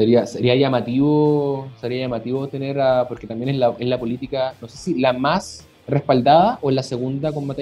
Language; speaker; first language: Spanish; native; Spanish